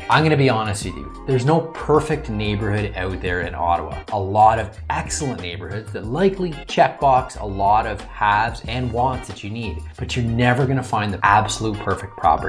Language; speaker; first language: English; native; English